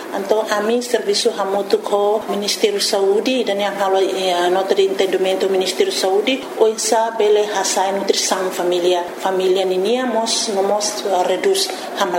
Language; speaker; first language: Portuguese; non-native, learner; Tetum